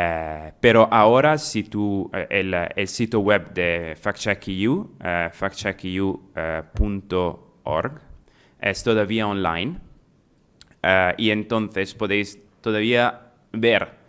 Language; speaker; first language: Spanish; non-native, fluent; Italian